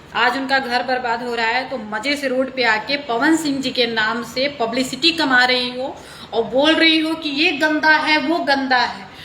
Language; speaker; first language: Hindi; native; Hindi